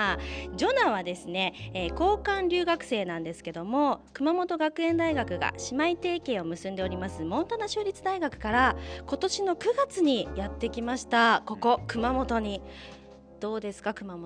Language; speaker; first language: Japanese; native; Japanese